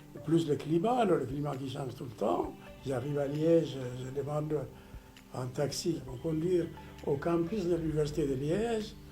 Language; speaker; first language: French; non-native, fluent; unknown